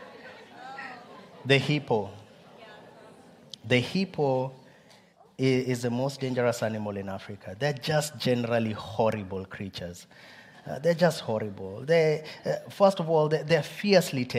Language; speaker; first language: English; non-native, local second language; Luo (Kenya and Tanzania)